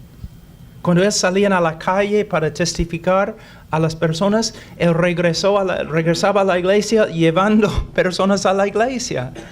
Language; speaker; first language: Spanish; non-native, fluent; English